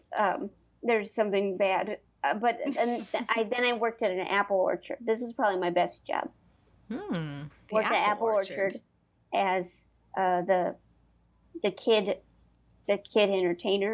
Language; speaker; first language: English; native; English